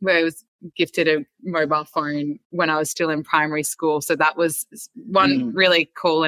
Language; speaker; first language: English; native; English